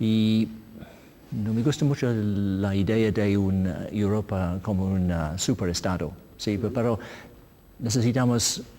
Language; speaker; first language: Spanish; non-native, learner; English